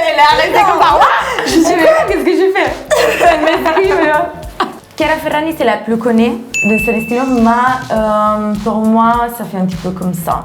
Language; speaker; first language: French; non-native, learner; Italian